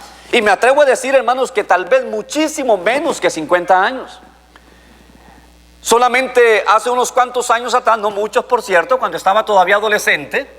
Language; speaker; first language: Spanish; native; Spanish